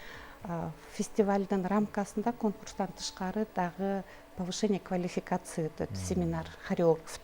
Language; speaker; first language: Kyrgyz; native; Kyrgyz